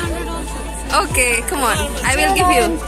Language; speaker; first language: English; non-native, learner; Indonesian